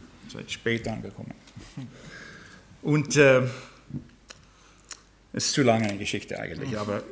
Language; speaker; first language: German; non-native, fluent; English